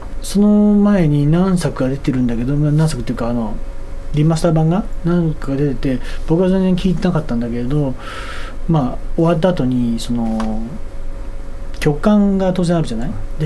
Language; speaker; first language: Japanese; native; Japanese